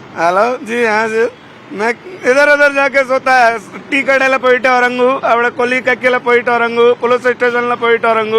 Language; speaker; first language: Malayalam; non-native, learner; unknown